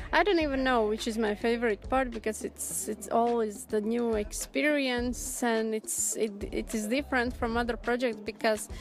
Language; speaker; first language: English; non-native, learner; Latvian